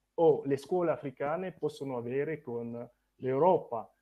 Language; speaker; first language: Italian; non-native, fluent; French